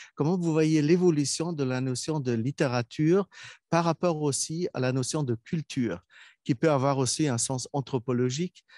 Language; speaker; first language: French; non-native, fluent; German